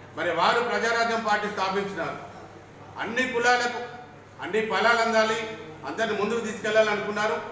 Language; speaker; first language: Telugu; native; Telugu